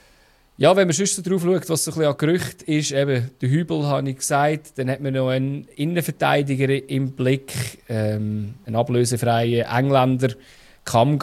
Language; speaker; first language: German; native; German